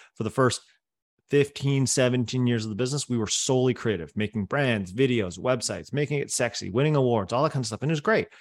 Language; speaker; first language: English; non-native, fluent; Cantonese